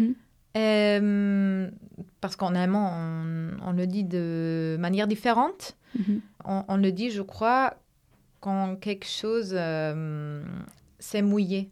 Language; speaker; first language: French; non-native, fluent; German